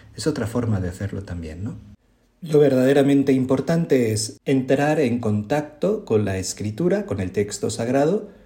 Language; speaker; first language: Spanish; native; Spanish